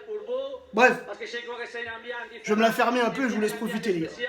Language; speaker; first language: French; native; French